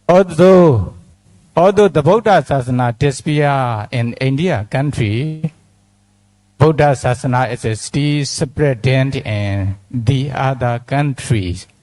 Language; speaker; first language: English; non-native, fluent; Burmese